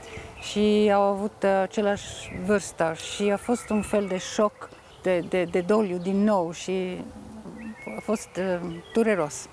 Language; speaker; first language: Romanian; non-native, fluent; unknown